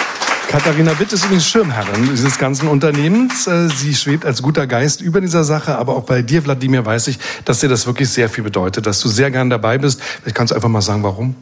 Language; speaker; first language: German; native; German